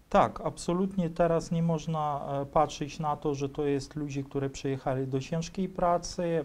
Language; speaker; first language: Polish; non-native, fluent; Ukrainian